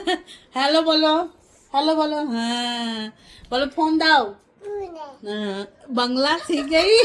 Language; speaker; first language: Hindi; non-native, local second language; Bangla